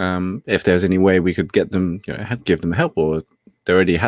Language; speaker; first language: English; native; English